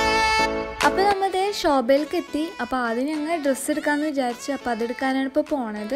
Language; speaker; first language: Malayalam; native; Malayalam